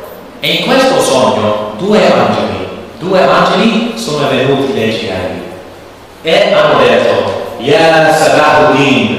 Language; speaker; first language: Italian; non-native, learner; English